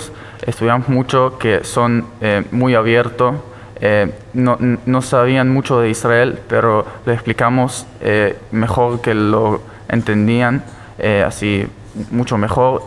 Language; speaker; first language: Spanish; early bilingual, heritage; Spanish